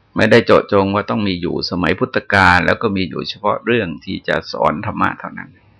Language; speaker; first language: Thai; native; Thai